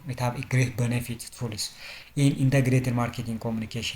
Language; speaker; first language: English; non-native, local second language; Amharic